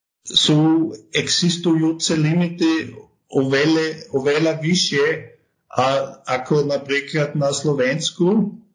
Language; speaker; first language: Slovak; non-native, learner; German